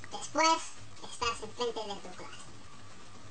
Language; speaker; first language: Spanish; non-native, learner; English